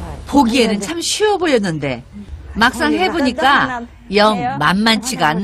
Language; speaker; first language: Korean; native; Korean